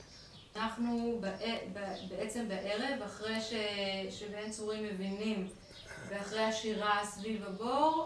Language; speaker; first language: Hebrew; native; Hebrew